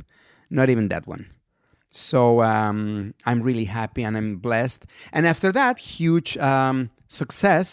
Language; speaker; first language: English; non-native, fluent; Spanish